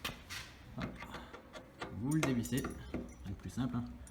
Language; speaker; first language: French; native; French